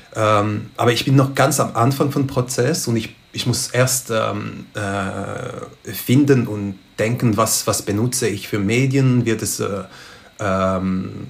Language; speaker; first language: German; non-native, local second language; French